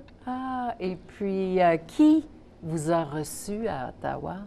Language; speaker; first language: French; native; French